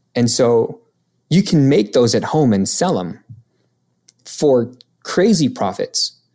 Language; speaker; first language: English; non-native, local second language; Filipino